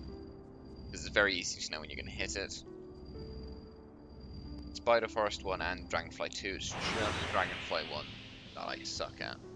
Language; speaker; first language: English; native; English